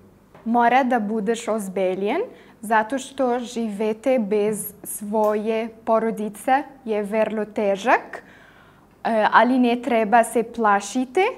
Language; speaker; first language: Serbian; non-native, learner; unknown